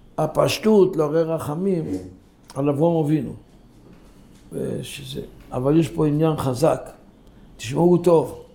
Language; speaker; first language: Hebrew; non-native, local second language; Yiddish